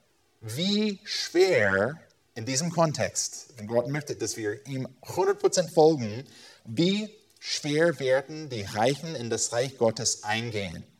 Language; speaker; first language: German; non-native, fluent; English